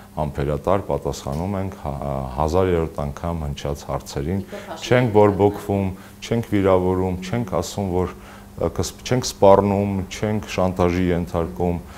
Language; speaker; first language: Armenian; native; Armenian